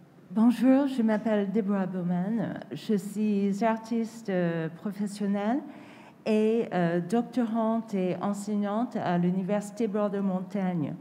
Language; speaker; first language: French; non-native, fluent; English